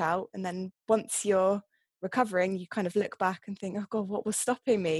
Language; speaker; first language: English; native; English